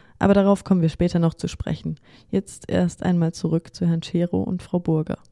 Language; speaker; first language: German; native; German